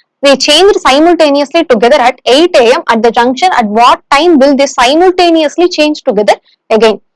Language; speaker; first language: English; non-native, local second language; Tamil